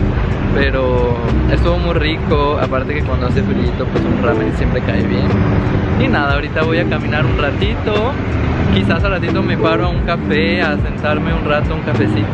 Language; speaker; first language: Spanish; native; Spanish